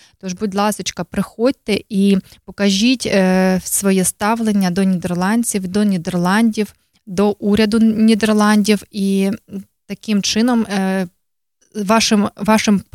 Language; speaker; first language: Ukrainian; native; Ukrainian